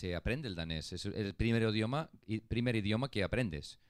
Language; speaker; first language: Spanish; non-native, fluent; Icelandic